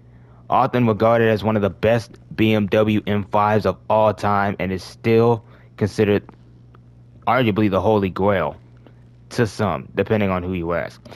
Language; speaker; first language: English; native; English